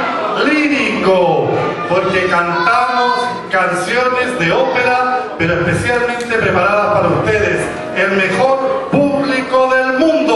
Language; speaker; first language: Spanish; native; Spanish